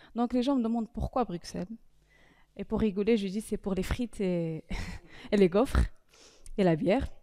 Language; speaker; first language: French; non-native, local second language; Arabic